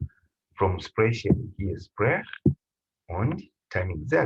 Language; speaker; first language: German; non-native, fluent; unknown